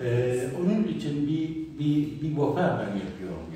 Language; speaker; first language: Turkish; non-native, learner; Arabic